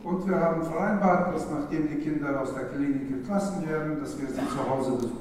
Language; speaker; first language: German; non-native, fluent; Russian